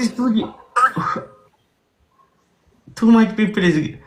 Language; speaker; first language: English; non-native, learner; Oromo